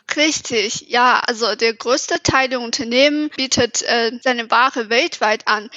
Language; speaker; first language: German; non-native, fluent; Chinese